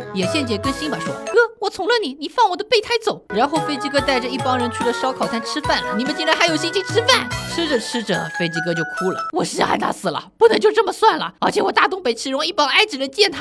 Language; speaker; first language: Chinese; native; Chinese